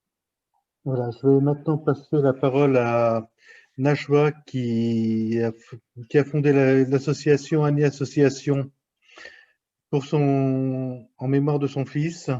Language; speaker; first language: French; native; French